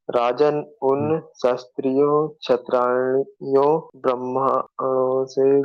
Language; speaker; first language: Hindi; native; Hindi